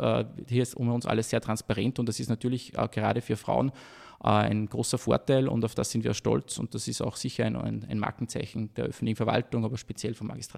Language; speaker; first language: German; native; German